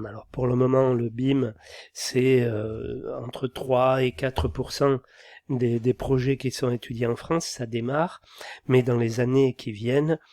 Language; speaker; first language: French; native; French